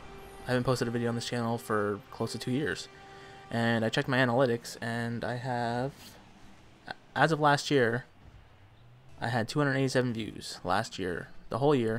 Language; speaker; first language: English; native; English